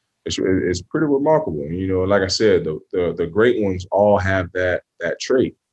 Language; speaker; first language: English; native; English